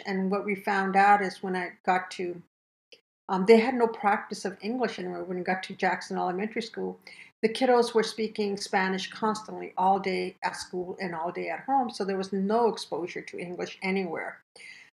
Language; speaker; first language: English; early bilingual, other home language; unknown